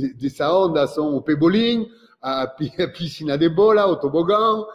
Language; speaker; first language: Portuguese; non-native, fluent; French